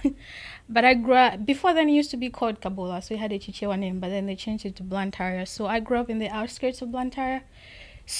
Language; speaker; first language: English; non-native, local second language; Nyanja